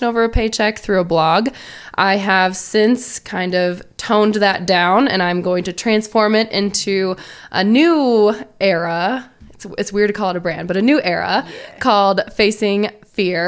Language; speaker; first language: English; native; English